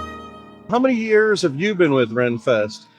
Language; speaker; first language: English; native; English